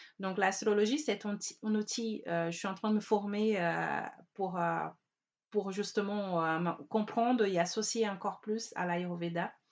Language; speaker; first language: French; non-native, fluent; Portuguese